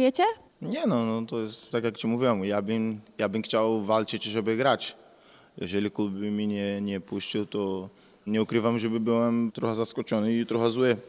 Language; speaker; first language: Polish; non-native, learner; Portuguese